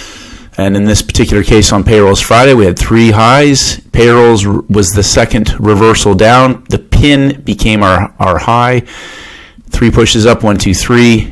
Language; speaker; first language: English; native; English